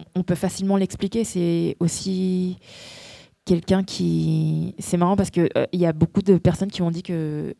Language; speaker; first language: French; early bilingual, other home language; Korean